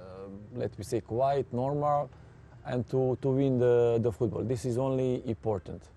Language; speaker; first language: English; non-native, fluent; Serbian